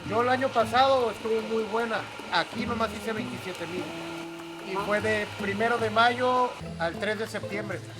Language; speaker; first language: Spanish; native; Spanish